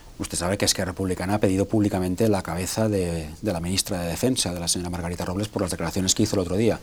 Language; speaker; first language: Spanish; non-native, local second language; Catalan